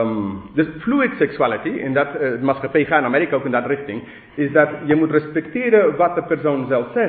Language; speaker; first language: Dutch; non-native, fluent; English